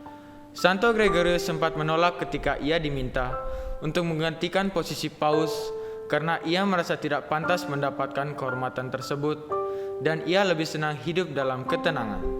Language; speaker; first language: Indonesian; native; Indonesian